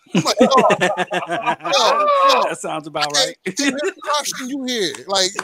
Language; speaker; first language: English; native; English